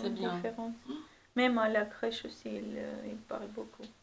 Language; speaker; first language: French; non-native, learner; Armenian